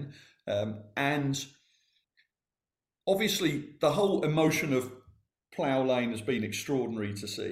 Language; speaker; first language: English; native; English